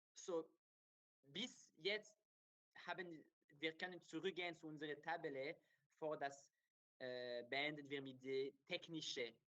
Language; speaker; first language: German; non-native, learner; Hebrew